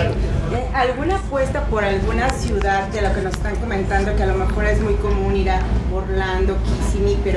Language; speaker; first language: Spanish; native; Spanish